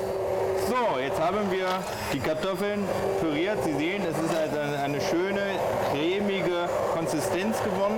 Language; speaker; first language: German; native; German